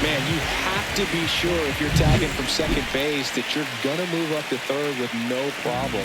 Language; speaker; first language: English; native; English